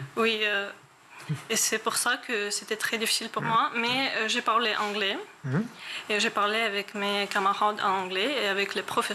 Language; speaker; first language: French; non-native, learner; Ukrainian